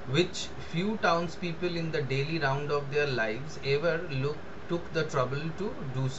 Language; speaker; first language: English; non-native, local second language; Bangla